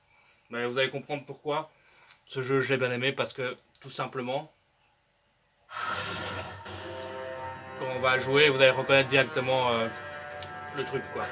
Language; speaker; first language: French; native; French